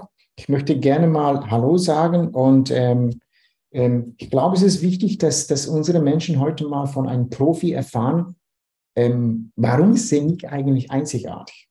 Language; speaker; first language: German; non-native, fluent; Dutch